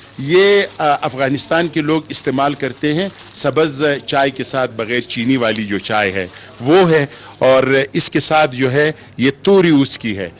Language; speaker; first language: Urdu; non-native, local second language; Pashto